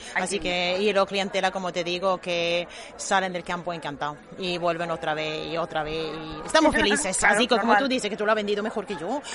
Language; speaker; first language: Spanish; non-native, fluent; Swedish